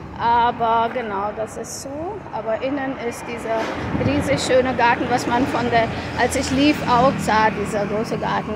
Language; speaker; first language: German; non-native, fluent; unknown